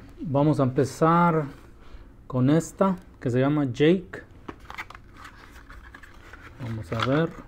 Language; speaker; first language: Spanish; early bilingual, heritage; Spanish